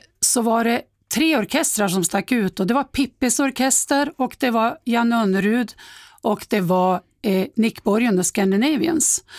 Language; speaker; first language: Swedish; native; Swedish